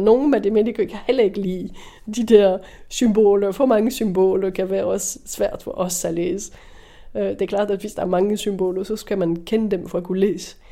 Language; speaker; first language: Danish; non-native, fluent; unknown